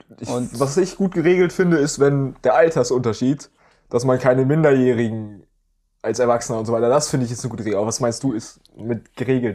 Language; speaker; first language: German; native; German